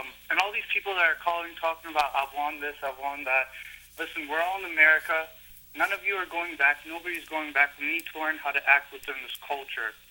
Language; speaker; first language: English; early bilingual, other home language; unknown